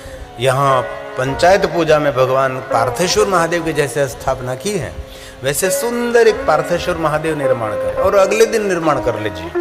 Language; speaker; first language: Hindi; non-native, local second language; Gujarati